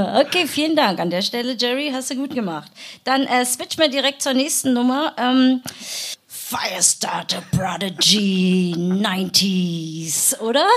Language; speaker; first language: German; early bilingual, other home language; Persian